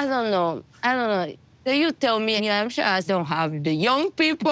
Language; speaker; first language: English; non-native, learner; French